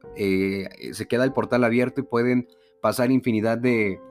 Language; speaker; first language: Spanish; native; Spanish